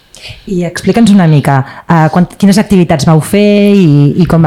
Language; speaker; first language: Catalan; native; Catalan